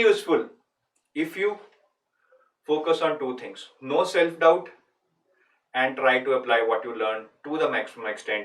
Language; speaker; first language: English; non-native, local second language; Hindi